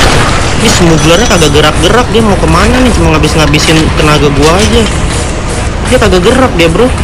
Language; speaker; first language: Indonesian; native; Indonesian